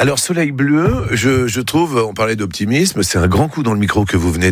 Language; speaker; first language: French; native; French